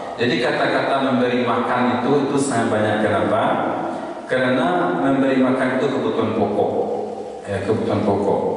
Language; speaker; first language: Malay; non-native, local second language; Minangkabau